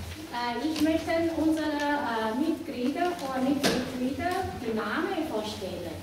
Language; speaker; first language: German; non-native, learner; Chinese